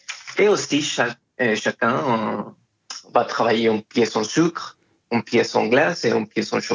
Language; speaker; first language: French; non-native, fluent; Spanish